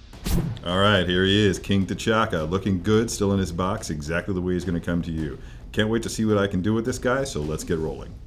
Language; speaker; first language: English; native; English